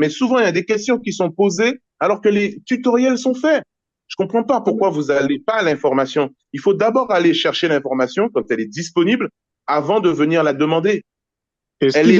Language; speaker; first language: French; native; French